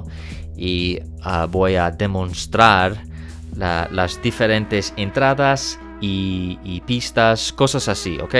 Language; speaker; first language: Spanish; non-native, fluent; English